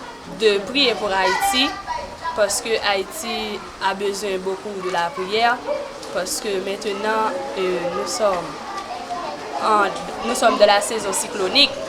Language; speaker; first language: French; non-native, local second language; Haitian Creole